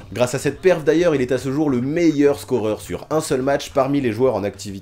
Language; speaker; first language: French; native; French